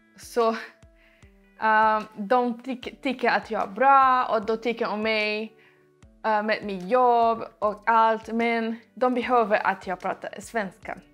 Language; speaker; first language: Swedish; non-native, learner; Portuguese